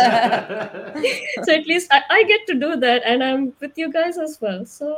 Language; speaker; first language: English; non-native, local second language; Hindi